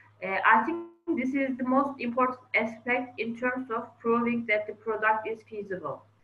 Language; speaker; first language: English; non-native, fluent; Turkish